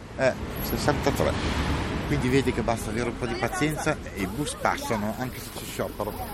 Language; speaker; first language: Italian; native; Italian